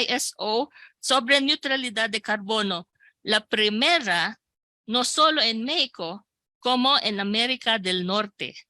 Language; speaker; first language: Spanish; non-native, local second language; Filipino